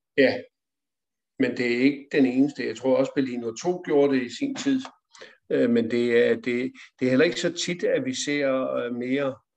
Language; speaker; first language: Danish; native; Danish